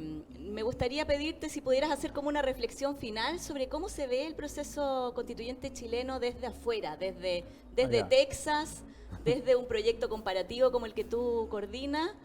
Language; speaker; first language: Spanish; native; Spanish